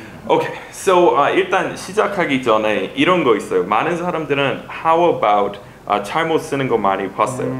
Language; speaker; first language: Korean; non-native, fluent; English